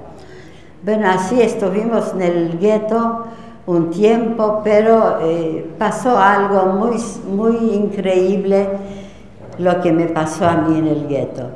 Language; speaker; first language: Spanish; non-native, fluent; Polish